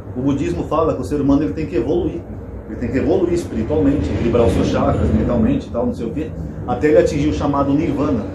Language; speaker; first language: Portuguese; native; Portuguese